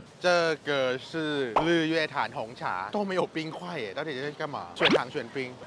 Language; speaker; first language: Chinese; non-native, fluent; Thai